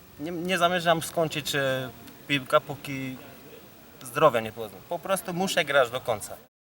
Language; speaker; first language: Polish; non-native, learner; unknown